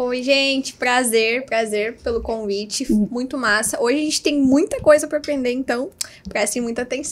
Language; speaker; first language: Portuguese; native; Portuguese